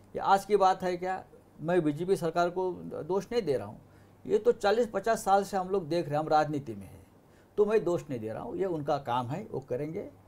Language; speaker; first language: Hindi; non-native, local second language; Marathi